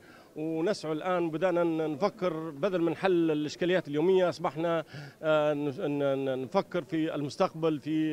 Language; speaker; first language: Arabic; native; Arabic